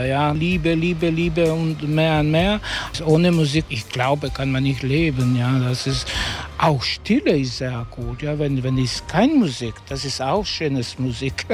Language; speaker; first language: German; non-native, learner; Croatian